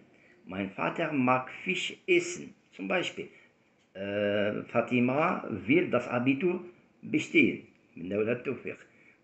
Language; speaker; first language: German; non-native, fluent; Arabic